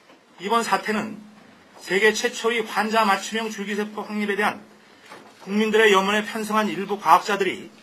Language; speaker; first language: Korean; native; Korean